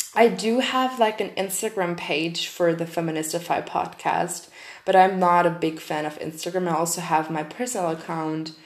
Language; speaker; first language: English; non-native, fluent; German